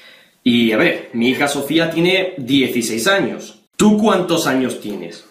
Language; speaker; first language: Spanish; native; Spanish